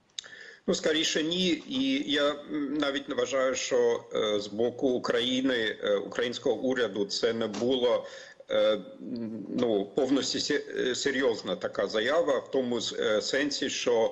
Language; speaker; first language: Ukrainian; non-native, fluent; German